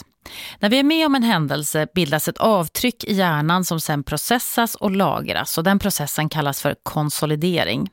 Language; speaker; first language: Swedish; native; Swedish